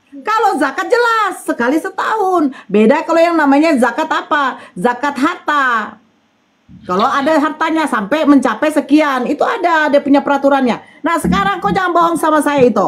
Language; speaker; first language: Indonesian; native; Indonesian